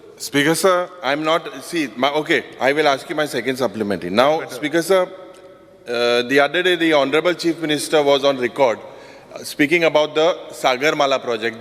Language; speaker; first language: English; non-native, local second language; Konkani